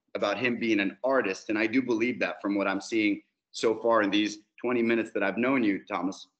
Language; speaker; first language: English; non-native, fluent; Spanish